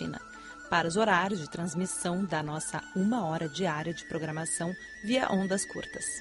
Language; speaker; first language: Portuguese; native; Portuguese